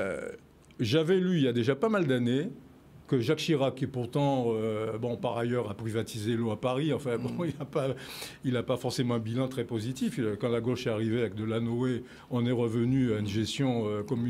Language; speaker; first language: French; native; French